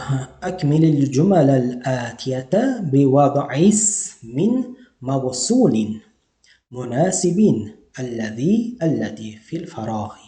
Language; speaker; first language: Arabic; non-native, fluent; Uzbek